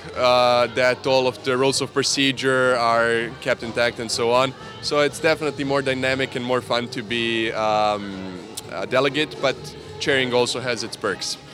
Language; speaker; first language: English; non-native, fluent; Serbian